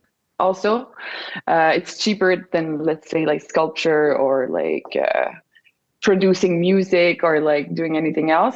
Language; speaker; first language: English; non-native, fluent; French